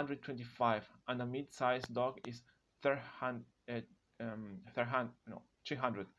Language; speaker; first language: English; non-native, fluent; Spanish